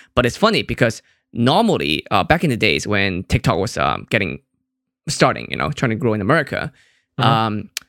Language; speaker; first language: English; non-native, local second language; Cantonese